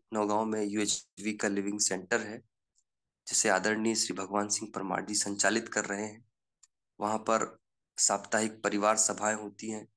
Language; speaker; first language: Hindi; native; Hindi